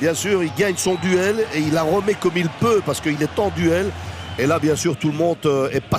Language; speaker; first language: French; native; French